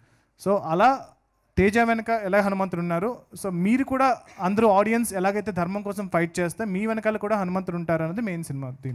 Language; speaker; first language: Telugu; native; Telugu